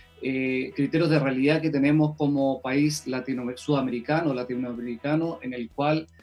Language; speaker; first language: Spanish; native; Spanish